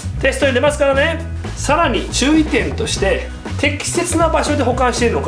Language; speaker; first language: Japanese; native; Japanese